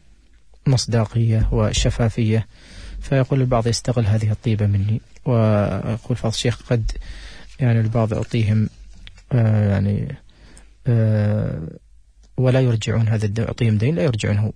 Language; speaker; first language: Arabic; native; Arabic